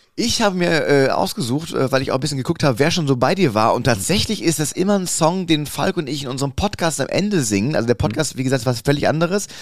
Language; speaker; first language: German; native; German